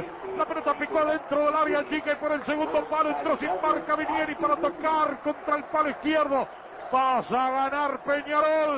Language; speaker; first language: Spanish; native; Spanish